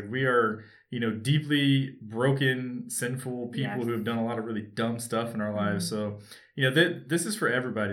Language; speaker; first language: English; native; English